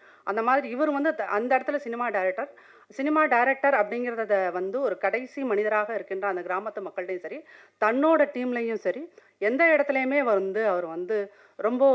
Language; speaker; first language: Tamil; native; Tamil